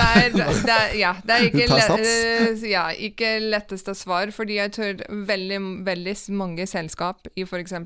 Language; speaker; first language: Norwegian; non-native, fluent; English